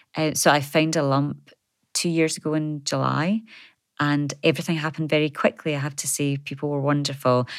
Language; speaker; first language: English; native; English